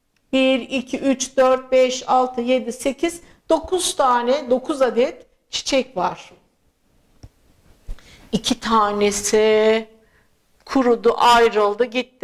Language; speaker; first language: Turkish; native; Turkish